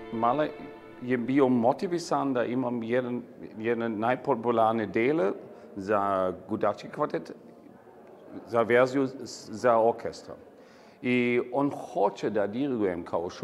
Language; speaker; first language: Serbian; non-native, learner; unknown